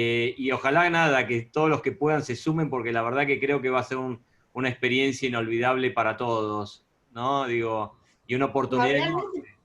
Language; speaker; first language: Spanish; native; Spanish